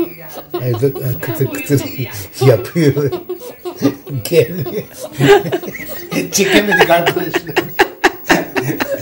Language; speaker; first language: Turkish; native; Turkish